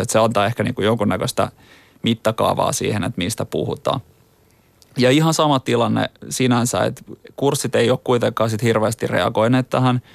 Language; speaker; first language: Finnish; native; Finnish